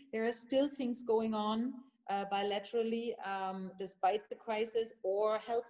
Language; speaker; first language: English; non-native, fluent; German